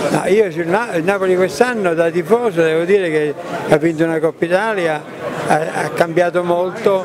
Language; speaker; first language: Italian; native; Italian